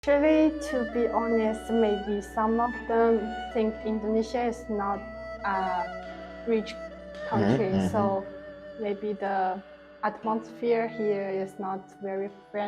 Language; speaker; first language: English; non-native, learner; Chinese